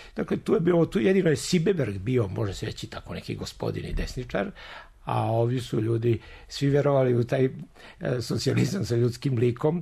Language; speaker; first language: Serbian; native; Serbian